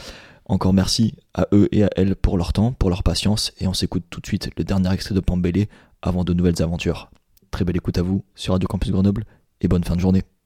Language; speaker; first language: French; native; French